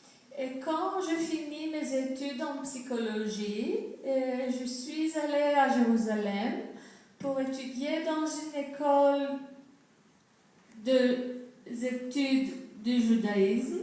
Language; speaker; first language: French; non-native, fluent; Greek